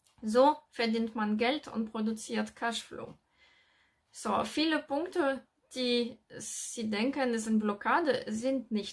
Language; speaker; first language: German; non-native, learner; French